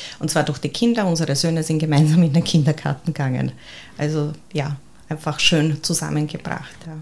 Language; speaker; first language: German; early bilingual, heritage; German